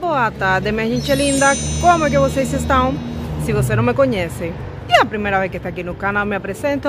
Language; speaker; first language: Portuguese; non-native, fluent; Spanish